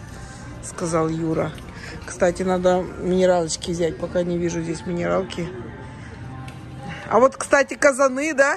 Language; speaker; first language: Russian; native; Russian